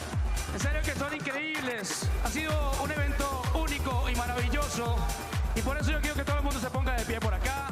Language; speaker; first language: Spanish; native; Spanish